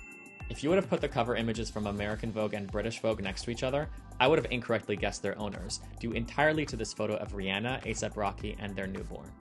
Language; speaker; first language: English; native; English